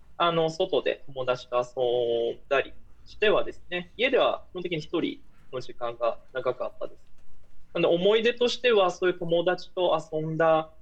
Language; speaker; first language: Japanese; early bilingual, other home language; Portuguese